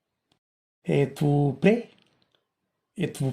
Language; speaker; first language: French; non-native, fluent; Tamil